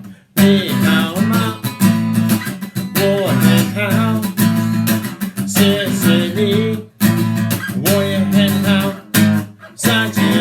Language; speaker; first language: Chinese; non-native, fluent; English